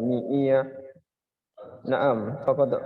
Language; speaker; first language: Arabic; non-native, learner; Indonesian